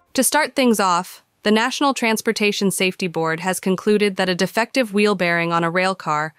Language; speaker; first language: English; native; English